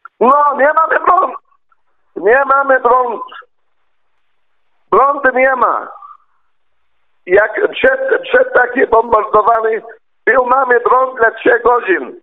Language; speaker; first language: Polish; non-native, learner; Arabic